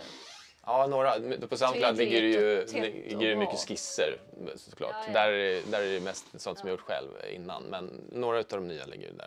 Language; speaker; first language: Swedish; native; Swedish